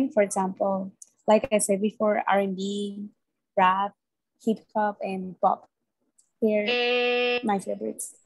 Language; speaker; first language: English; non-native, learner; Spanish